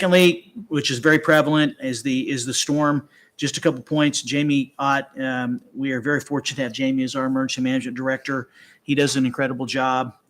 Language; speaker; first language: English; native; English